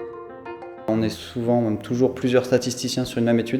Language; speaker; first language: French; native; French